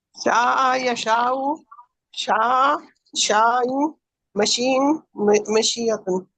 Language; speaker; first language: Arabic; non-native, learner; Urdu